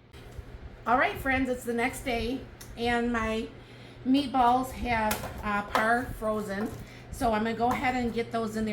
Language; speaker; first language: English; native; English